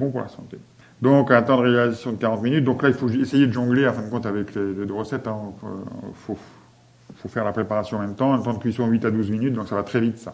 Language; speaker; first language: French; native; French